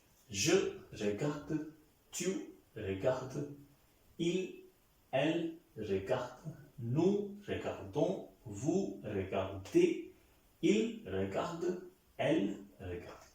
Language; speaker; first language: French; non-native, fluent; Hindi